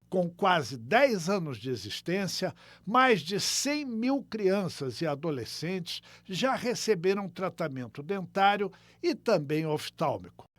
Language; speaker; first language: Portuguese; native; Portuguese